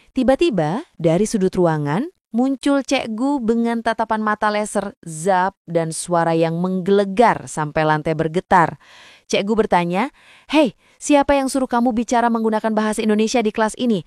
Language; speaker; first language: Indonesian; native; Indonesian